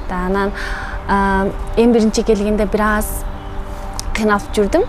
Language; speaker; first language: Kyrgyz; non-native, learner; Mongolian